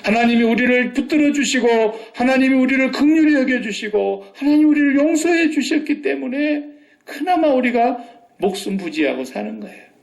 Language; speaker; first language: Korean; native; Korean